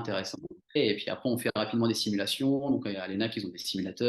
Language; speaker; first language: French; native; French